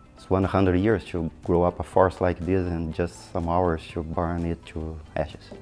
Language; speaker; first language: English; non-native, fluent; Portuguese